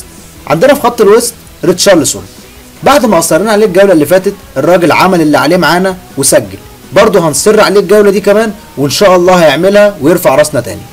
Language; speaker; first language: Arabic; native; Arabic